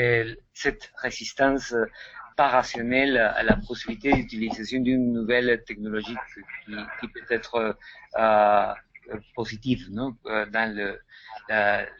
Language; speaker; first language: French; non-native, fluent; Spanish